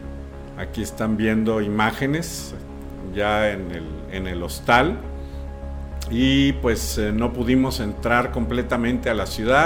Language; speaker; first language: Spanish; native; Spanish